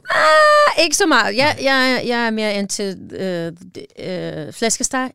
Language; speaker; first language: Danish; non-native, fluent; English